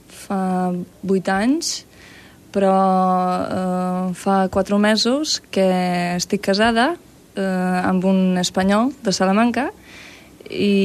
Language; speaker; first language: Catalan; non-native, learner; Croatian